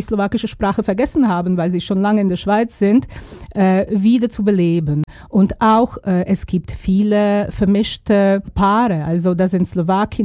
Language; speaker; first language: German; non-native, fluent; Slovak